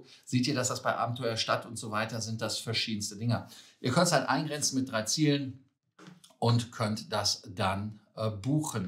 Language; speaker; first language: German; native; German